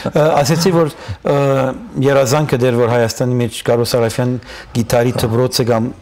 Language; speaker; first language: Armenian; native; Armenian